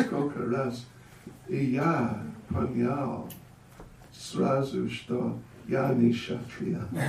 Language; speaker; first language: Russian; non-native, learner; English